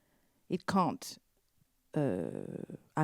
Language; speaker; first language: English; non-native, learner; French